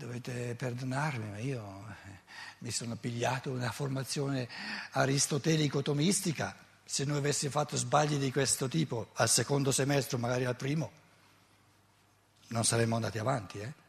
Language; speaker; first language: Italian; native; Italian